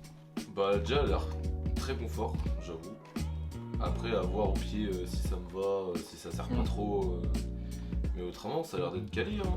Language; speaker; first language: French; native; French